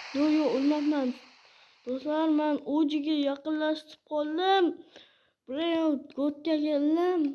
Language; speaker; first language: Uzbek; non-native, local second language; Kara-Kalpak